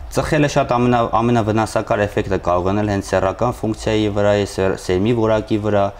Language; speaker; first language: Armenian; native; Armenian